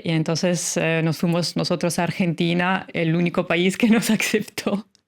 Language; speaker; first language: Spanish; non-native, fluent; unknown